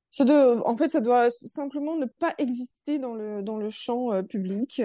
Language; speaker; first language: French; early bilingual, other home language; Russian